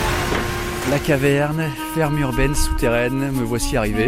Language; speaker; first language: French; native; French